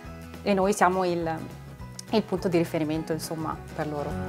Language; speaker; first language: Italian; native; Italian